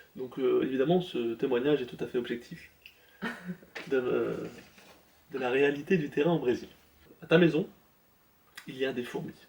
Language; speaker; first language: French; native; French